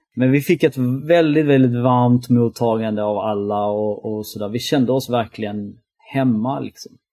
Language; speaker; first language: Swedish; early bilingual, other home language; Albanian